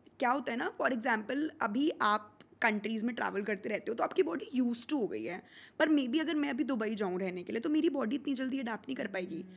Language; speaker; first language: Hindi; native; Hindi